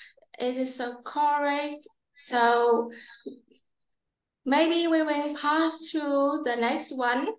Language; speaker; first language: English; non-native, learner; Vietnamese